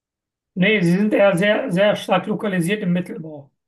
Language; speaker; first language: German; non-native, fluent; Turkish